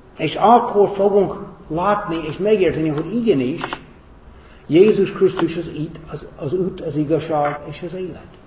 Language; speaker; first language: Hungarian; non-native, fluent; English